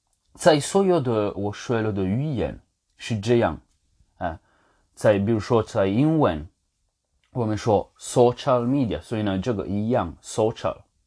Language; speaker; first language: Chinese; non-native, fluent; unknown